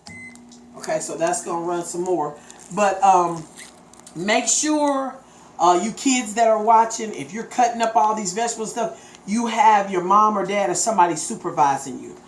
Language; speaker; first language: English; native; English